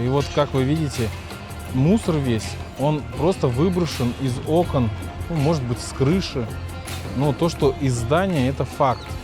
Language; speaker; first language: Russian; native; Russian